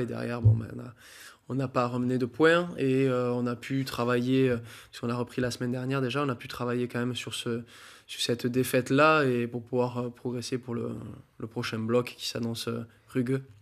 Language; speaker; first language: French; native; French